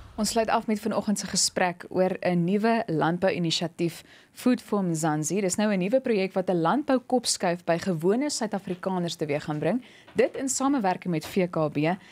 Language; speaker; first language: Afrikaans; native; Afrikaans